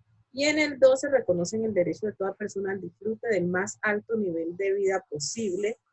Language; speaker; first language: Spanish; native; Spanish